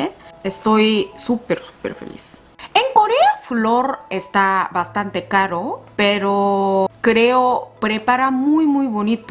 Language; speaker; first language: Spanish; non-native, learner; Korean